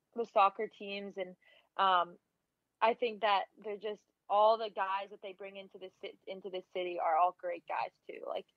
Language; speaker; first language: English; native; English